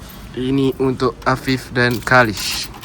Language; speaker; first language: Malay; native; Malay